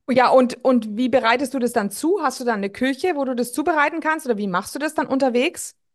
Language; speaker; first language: German; native; German